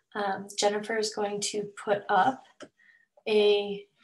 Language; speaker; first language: English; native; English